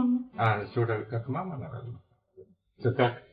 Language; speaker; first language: Russian; non-native, fluent; Chinese